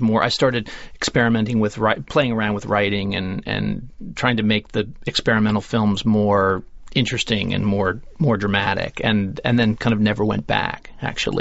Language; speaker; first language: English; native; English